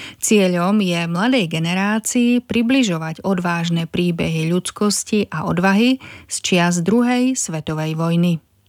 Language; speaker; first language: Slovak; native; Slovak